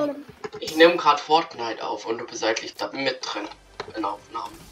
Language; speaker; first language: German; native; German